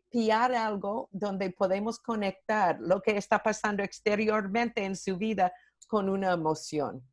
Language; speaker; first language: Spanish; non-native, fluent; English